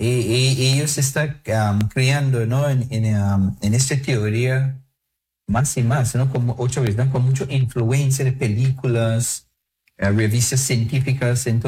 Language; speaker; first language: Spanish; non-native, fluent; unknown